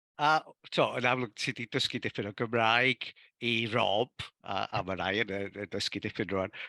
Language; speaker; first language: Welsh; native; Welsh